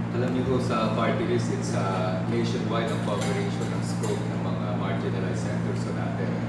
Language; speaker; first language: Filipino; non-native, local second language; Cebuano